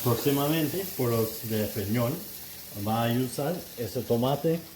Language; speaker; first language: Spanish; non-native, learner; English